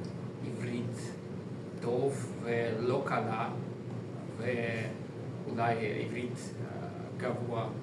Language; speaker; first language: Hebrew; non-native, learner; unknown